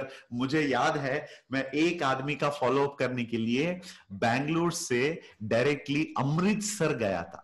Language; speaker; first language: Hindi; native; Hindi